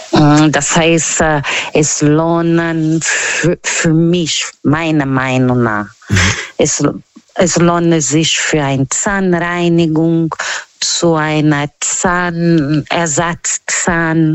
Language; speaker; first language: German; non-native, learner; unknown